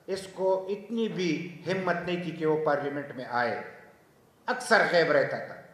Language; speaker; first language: Urdu; non-native, local second language; Pashto